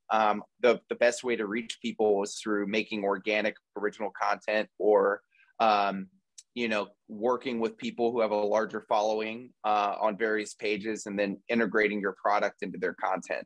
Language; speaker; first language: English; native; English